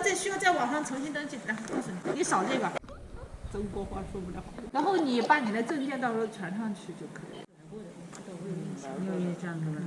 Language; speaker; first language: Chinese; native; Chinese